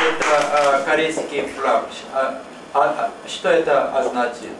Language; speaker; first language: Russian; non-native, learner; Korean